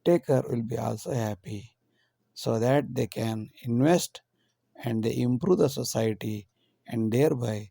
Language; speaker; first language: English; non-native, local second language; Kannada